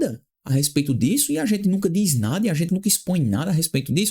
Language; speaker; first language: Portuguese; native; Portuguese